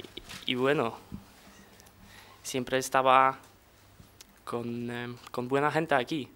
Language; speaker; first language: Spanish; non-native, fluent; Polish